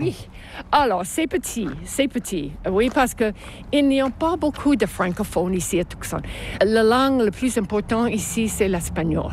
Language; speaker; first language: French; non-native, fluent; English